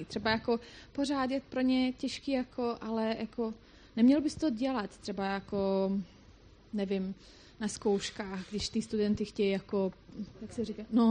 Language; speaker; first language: Czech; non-native, fluent; Croatian